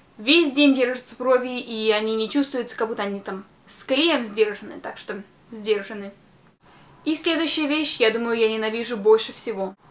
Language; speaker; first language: Russian; early bilingual, heritage; Russian